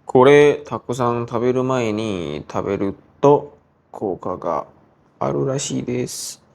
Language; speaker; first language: Japanese; non-native, learner; Korean